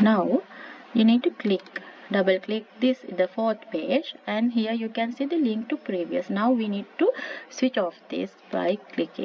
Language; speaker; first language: English; non-native, local second language; Sinhala